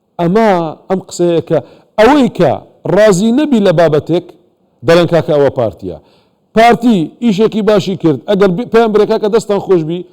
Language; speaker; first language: Central Kurdish; non-native, local second language; Assyrian Neo-Aramaic